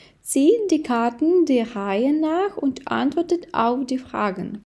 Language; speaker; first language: German; non-native, fluent; Ukrainian